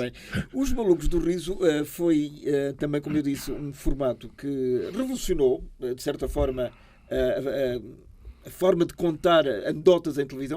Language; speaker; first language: Portuguese; native; Portuguese